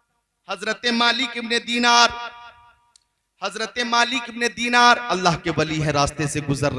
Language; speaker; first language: Urdu; native; Urdu